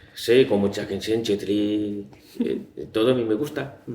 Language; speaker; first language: Spanish; non-native, learner; Chinese